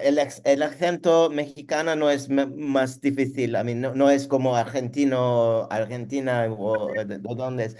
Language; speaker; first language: Spanish; non-native, learner; Turkish